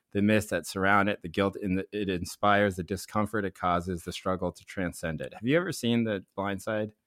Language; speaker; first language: English; early bilingual, other home language; Korean